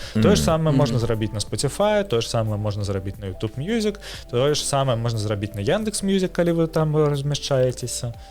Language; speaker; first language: Belarusian; non-native, local second language; Russian